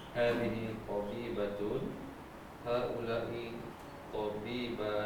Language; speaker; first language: Arabic; non-native, learner; Malay